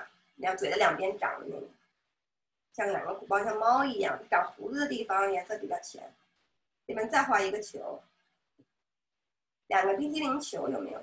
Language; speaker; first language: Chinese; native; Chinese